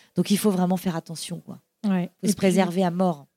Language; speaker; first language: French; native; French